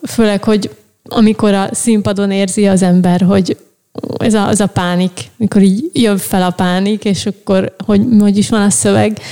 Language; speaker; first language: Hungarian; native; Hungarian